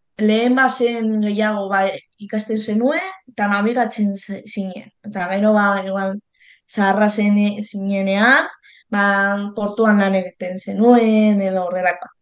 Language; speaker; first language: Basque; non-native, local second language; Spanish